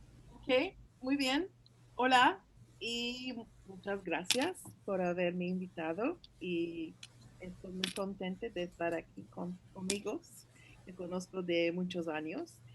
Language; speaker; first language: Spanish; early bilingual, heritage; Turkish